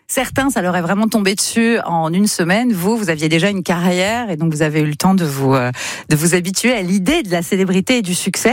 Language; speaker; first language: French; native; French